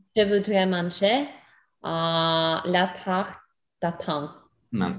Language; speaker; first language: French; non-native, learner; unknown